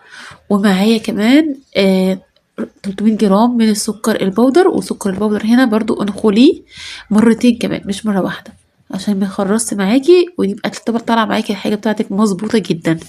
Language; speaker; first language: Arabic; native; Arabic